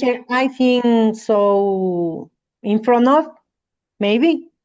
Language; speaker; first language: English; non-native, learner; Spanish